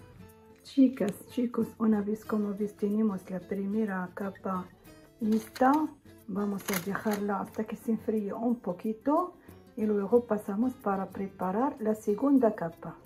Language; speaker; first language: Spanish; non-native, fluent; Arabic